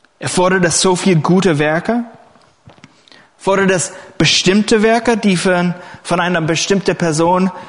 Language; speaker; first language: German; non-native, fluent; English